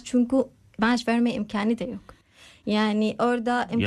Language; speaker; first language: Turkish; non-native, learner; Arabic